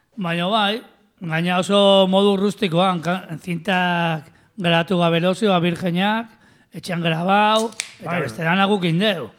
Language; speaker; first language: Basque; native; Basque